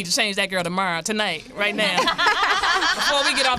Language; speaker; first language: English; native; English